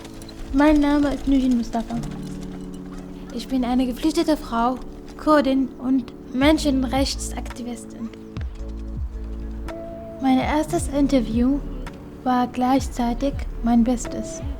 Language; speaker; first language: German; non-native, fluent; Kurdish